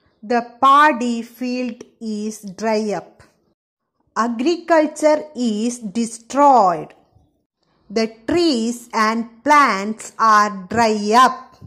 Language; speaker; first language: English; non-native, local second language; Malayalam